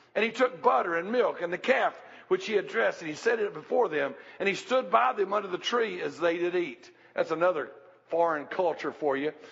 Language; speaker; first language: English; native; English